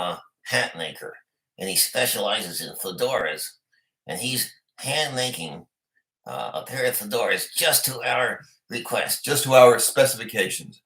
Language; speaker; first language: English; native; English